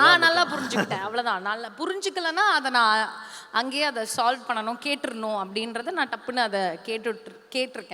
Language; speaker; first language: Tamil; native; Tamil